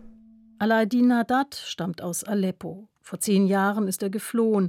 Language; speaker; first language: German; native; German